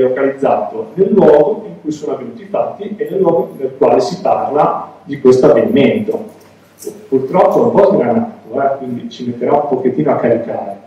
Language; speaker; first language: Italian; native; Italian